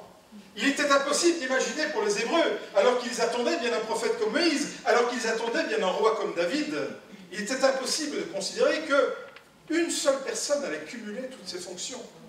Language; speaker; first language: French; native; French